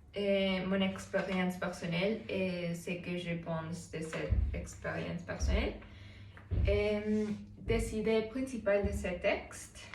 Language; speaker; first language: French; non-native, learner; Spanish